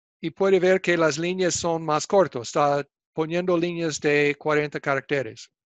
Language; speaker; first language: Spanish; non-native, fluent; English